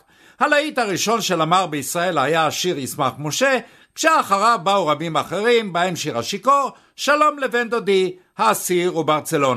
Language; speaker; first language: Hebrew; native; Hebrew